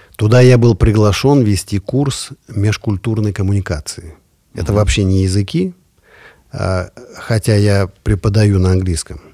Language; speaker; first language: Russian; native; Russian